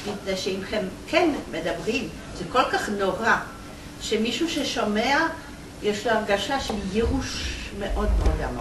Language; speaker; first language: Hebrew; non-native, fluent; Polish